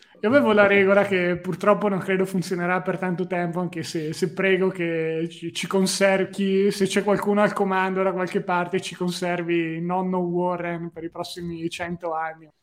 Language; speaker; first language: Italian; native; Italian